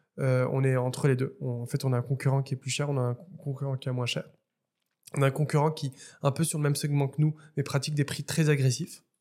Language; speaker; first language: French; non-native, local second language; Arabic